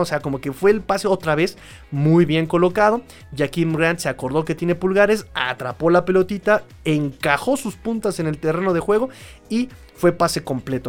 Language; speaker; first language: Spanish; native; Spanish